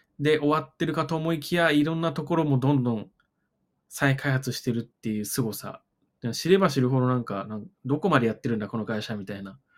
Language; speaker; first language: Japanese; native; Japanese